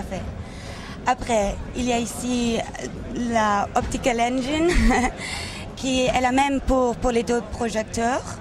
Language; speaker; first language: French; non-native, local second language; Dutch